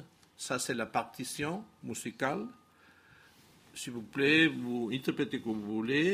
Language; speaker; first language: French; non-native, fluent; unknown